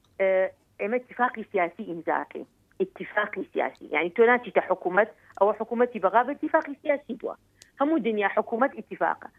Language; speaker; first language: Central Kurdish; native; Central Kurdish